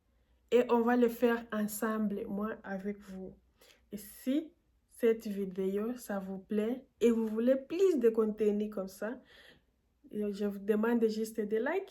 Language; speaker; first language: French; non-native, fluent; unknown